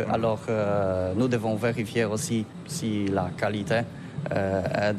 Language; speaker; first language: French; non-native, learner; Polish